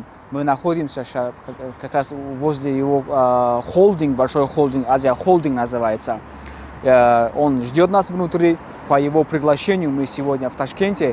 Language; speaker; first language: Russian; non-native, local second language; Tajik